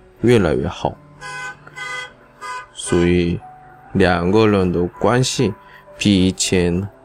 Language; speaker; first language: Chinese; non-native, learner; Korean